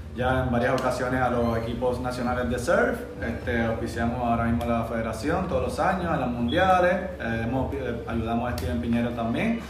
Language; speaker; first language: Spanish; native; Spanish